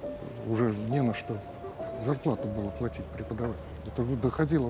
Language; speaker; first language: Russian; native; Russian